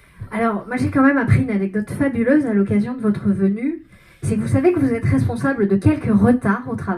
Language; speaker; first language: French; native; French